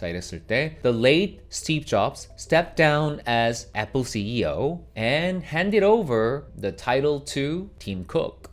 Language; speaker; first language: English; non-native, fluent; Korean